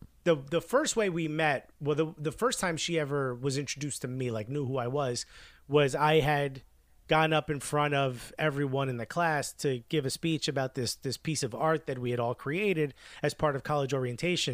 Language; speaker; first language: English; early bilingual, other home language; Spanish